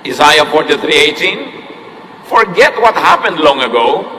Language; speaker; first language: English; non-native, local second language; Filipino